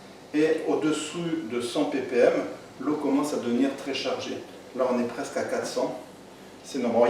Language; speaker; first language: French; native; French